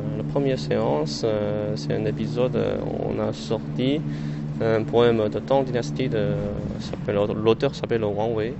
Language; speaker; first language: French; non-native, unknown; Chinese